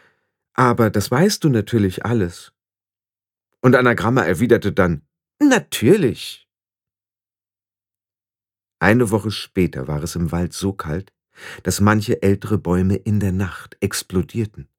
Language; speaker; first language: German; native; German